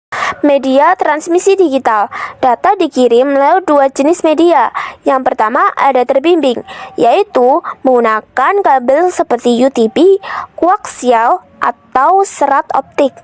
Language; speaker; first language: Indonesian; native; Indonesian